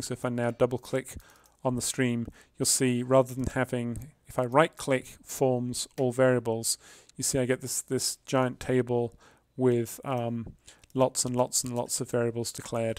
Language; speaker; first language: English; native; English